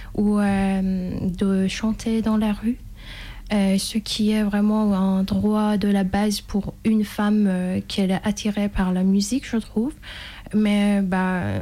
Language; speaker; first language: French; non-native, fluent; Persian